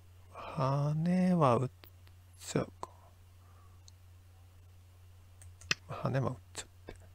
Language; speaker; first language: Japanese; native; Japanese